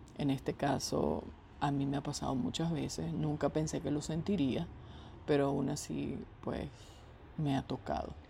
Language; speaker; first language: Spanish; native; Spanish